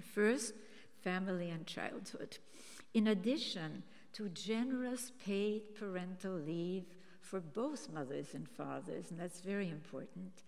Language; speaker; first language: English; early bilingual, other home language; German